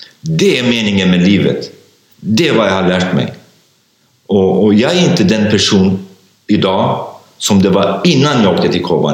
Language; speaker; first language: Swedish; non-native, fluent; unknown